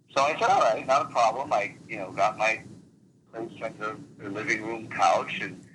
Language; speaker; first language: English; early bilingual, other home language; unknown